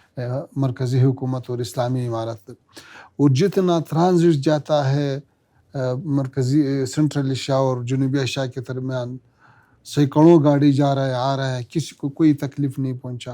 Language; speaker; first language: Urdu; non-native, learner; Pashto